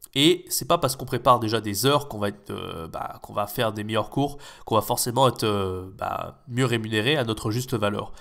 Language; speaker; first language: French; native; French